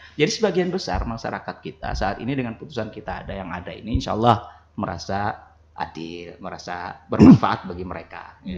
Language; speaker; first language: Indonesian; non-native, local second language; Banjar